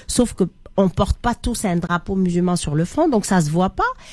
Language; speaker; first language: French; non-native, local second language; Arabic